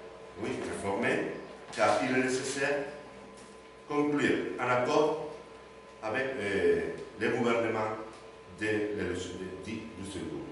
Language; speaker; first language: French; non-native, learner; Spanish